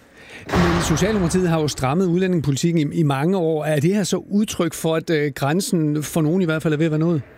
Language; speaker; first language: Danish; native; Danish